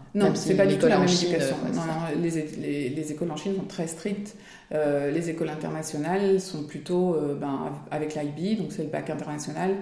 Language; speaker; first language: French; native; French